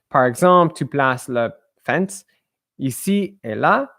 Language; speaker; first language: French; non-native, learner; English